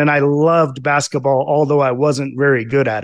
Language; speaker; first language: English; native; English